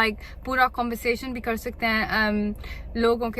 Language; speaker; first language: Hindi; early bilingual, heritage; Urdu